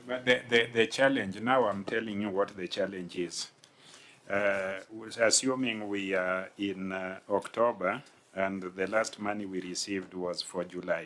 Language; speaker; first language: English; non-native, local second language; Luo (Kenya and Tanzania)